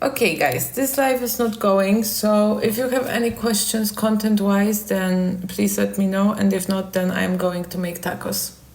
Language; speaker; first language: English; non-native, fluent; Polish